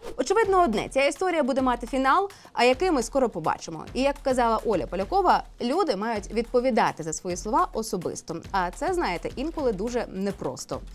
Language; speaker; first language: Ukrainian; native; Ukrainian